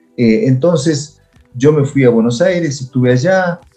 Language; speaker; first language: Spanish; native; Spanish